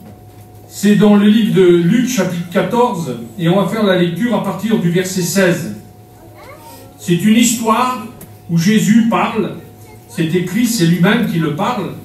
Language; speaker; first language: French; native; French